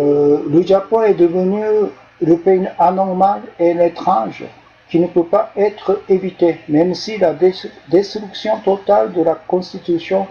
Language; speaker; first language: French; non-native, fluent; Japanese